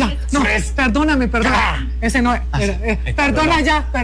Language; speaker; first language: Spanish; native; Spanish